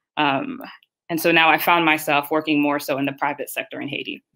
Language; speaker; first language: English; early bilingual, other home language; Haitian Creole